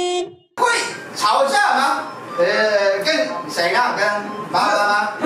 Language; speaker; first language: Chinese; non-native, fluent; Japanese